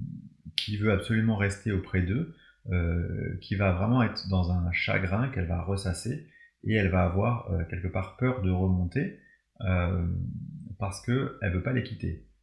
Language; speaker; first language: French; native; French